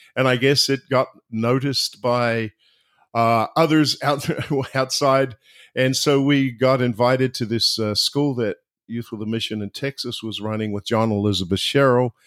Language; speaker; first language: English; native; English